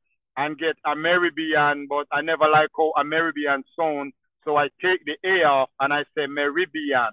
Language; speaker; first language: English; non-native, local second language; Jamaican Creole English